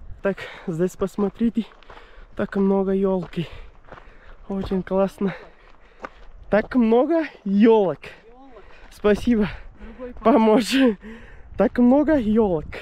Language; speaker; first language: Russian; non-native, learner; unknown